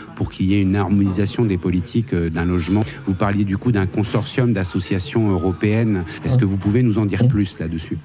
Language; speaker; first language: French; native; French